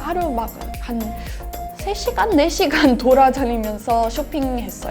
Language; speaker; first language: Korean; non-native, fluent; English